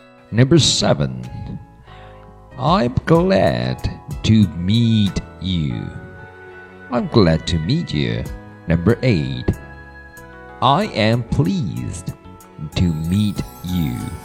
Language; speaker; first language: English; non-native, fluent; Chinese